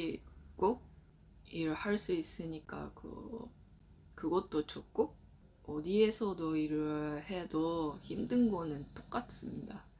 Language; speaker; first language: Korean; non-native, learner; Japanese